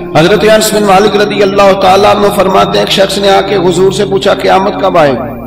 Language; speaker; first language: Urdu; non-native, local second language; Punjabi